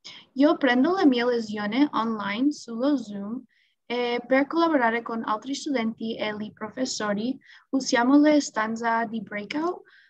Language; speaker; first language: Italian; non-native, learner; English